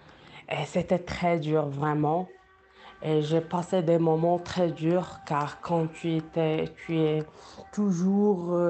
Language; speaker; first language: French; non-native, local second language; Arabic